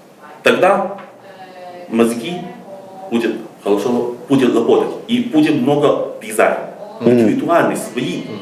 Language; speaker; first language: Russian; non-native, learner; Chinese